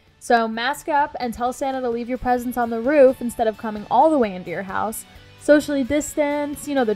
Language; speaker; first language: English; native; English